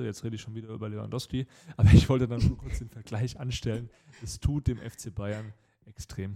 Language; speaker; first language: German; native; German